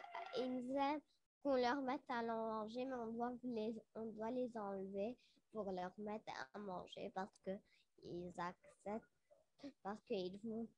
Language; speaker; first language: French; non-native, local second language; Arabic